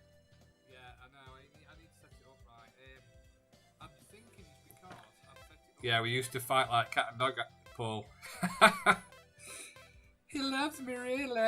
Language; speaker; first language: English; native; English